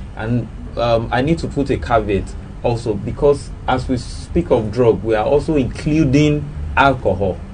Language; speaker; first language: English; non-native, local second language; Yoruba